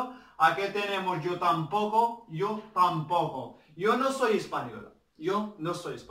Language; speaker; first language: Spanish; non-native, learner; Arabic